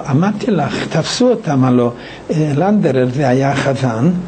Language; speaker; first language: Hebrew; non-native, fluent; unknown